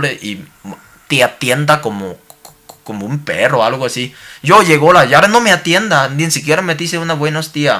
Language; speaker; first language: Spanish; non-native, learner; Cantonese